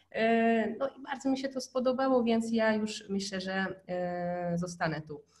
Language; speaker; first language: Polish; non-native, fluent; Hungarian